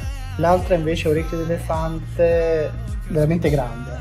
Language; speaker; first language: Italian; native; Italian